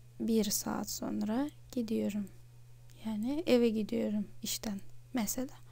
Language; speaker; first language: Turkish; non-native, fluent; Russian